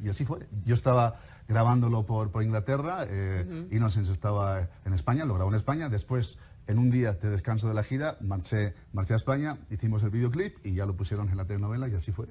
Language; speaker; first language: Spanish; native; Spanish